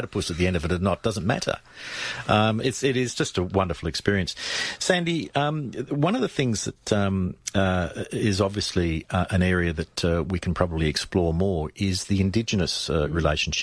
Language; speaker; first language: English; native; English